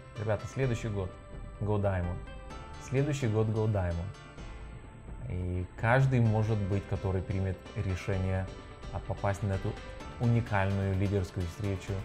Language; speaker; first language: Russian; non-native, learner; Lithuanian